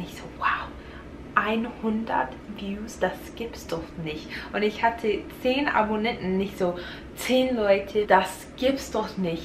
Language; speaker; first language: German; non-native, fluent; English